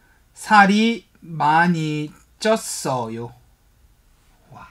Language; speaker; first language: Korean; non-native, fluent; Chinese